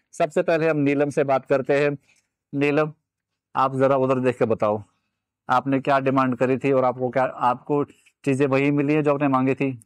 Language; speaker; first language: Hindi; native; Hindi